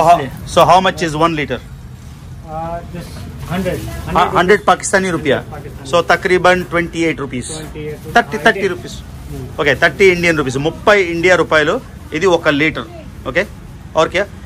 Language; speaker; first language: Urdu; non-native, local second language; Telugu